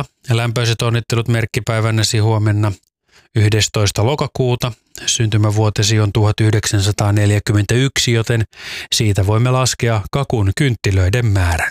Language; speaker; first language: Finnish; native; Finnish